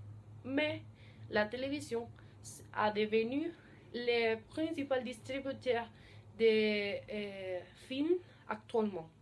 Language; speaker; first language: French; non-native, learner; Spanish